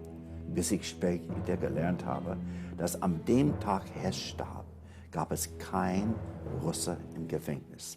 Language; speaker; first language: German; non-native, fluent; English